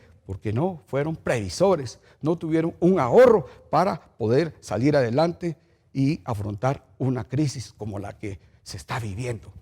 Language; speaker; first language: Spanish; native; Spanish